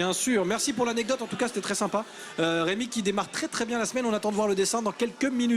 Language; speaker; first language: French; native; French